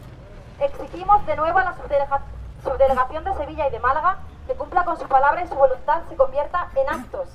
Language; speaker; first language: Spanish; native; Spanish